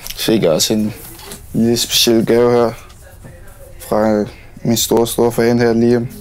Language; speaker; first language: Danish; early bilingual, other home language; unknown